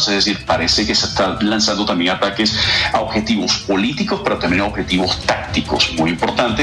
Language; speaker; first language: Spanish; native; Spanish